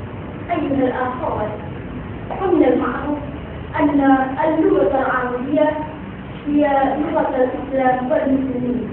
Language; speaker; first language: Arabic; non-native, learner; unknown